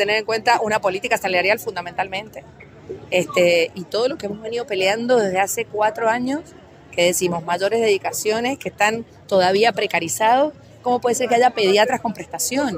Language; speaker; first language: Spanish; native; Spanish